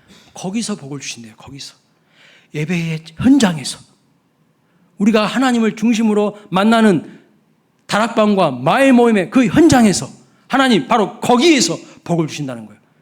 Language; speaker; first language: Korean; native; Korean